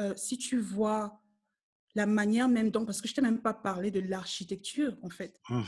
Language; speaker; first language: French; native; French